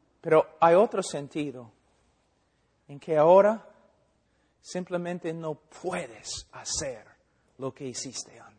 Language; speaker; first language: Spanish; non-native, fluent; English